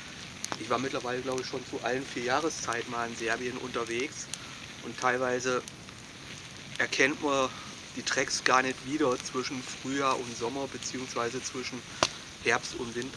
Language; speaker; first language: German; native; German